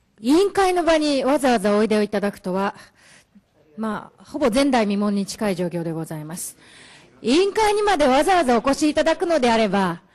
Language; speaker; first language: Japanese; native; Japanese